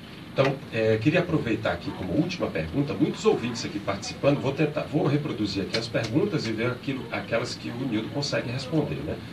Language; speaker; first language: Portuguese; native; Portuguese